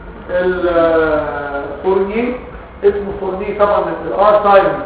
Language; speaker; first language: Arabic; native; Arabic